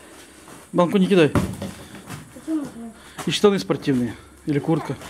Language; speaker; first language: Russian; native; Russian